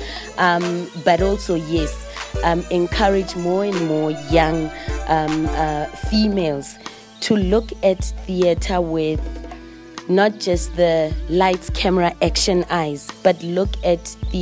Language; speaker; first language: English; non-native, local second language; Zulu